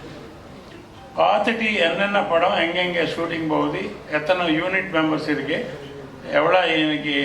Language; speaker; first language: Tamil; non-native, fluent; Telugu